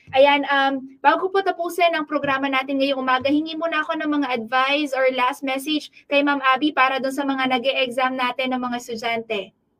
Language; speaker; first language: Filipino; non-native, local second language; Pampanga